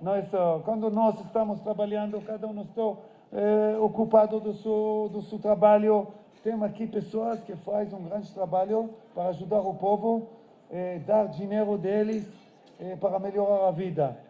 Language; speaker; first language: Portuguese; non-native, fluent; Hebrew